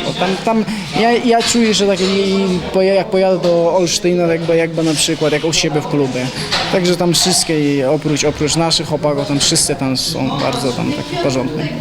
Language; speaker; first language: Polish; non-native, learner; Chechen